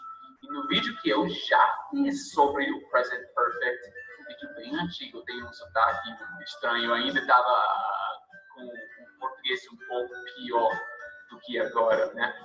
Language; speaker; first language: Portuguese; non-native, fluent; English